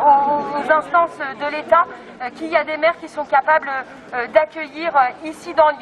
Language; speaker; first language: French; native; French